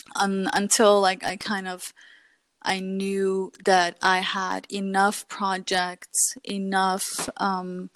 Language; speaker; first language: English; early bilingual, other home language; Kurdish